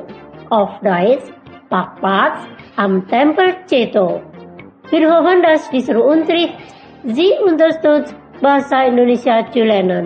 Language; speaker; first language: German; non-native, fluent; Indonesian